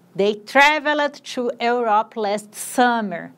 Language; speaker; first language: English; non-native, fluent; Portuguese